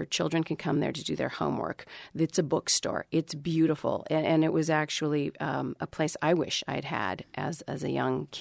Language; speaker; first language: English; early bilingual, other home language; Spanish